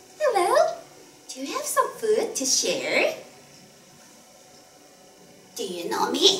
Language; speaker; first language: English; non-native, fluent; Korean